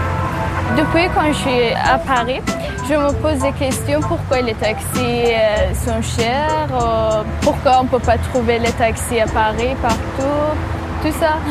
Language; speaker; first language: French; non-native, learner; Persian